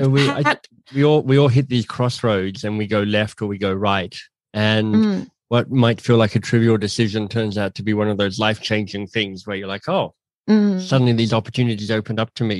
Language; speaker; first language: English; native; English